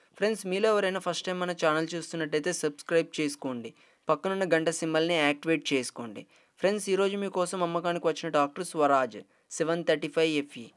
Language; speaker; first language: Telugu; native; Telugu